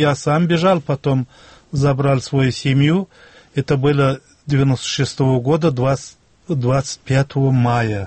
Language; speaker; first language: Russian; non-native, local second language; Turkmen